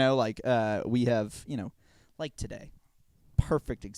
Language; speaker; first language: English; native; English